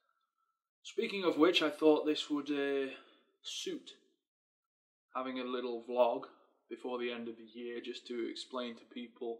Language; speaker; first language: English; native; English